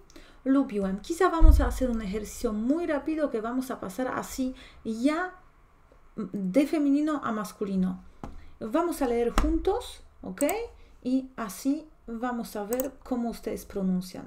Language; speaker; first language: Spanish; non-native, fluent; Polish